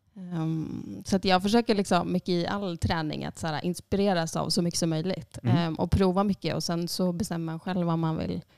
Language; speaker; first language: Swedish; native; Swedish